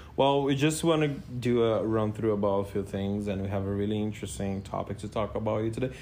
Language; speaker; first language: English; non-native, fluent; Portuguese